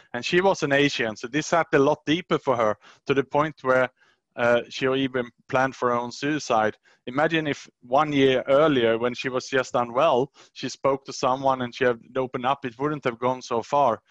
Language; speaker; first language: English; non-native, fluent; Swedish